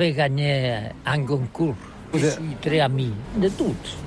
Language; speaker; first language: French; non-native, learner; Catalan